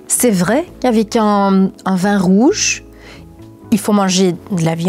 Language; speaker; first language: French; non-native, local second language; Dutch